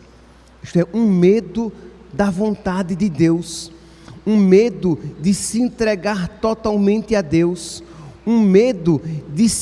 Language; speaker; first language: Portuguese; native; Portuguese